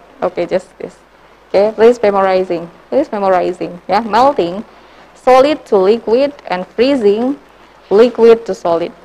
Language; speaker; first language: English; non-native, learner; Indonesian